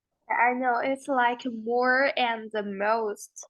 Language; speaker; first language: English; non-native, learner; Chinese